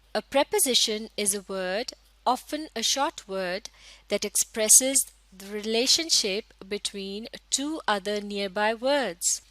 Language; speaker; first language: English; non-native, local second language; Urdu